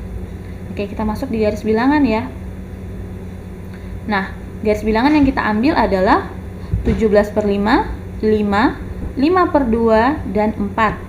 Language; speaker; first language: Indonesian; native; Indonesian